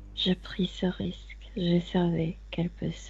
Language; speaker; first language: French; non-native, fluent; Spanish